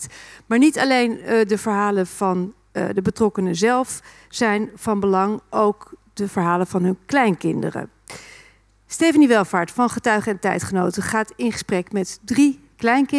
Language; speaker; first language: Dutch; native; Dutch